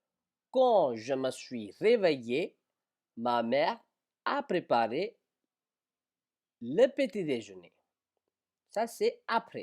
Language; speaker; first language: French; non-native, fluent; Hindi